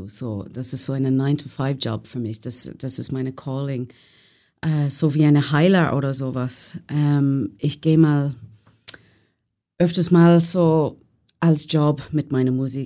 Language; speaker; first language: German; non-native, learner; English